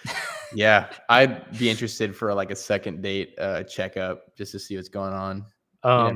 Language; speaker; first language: English; native; English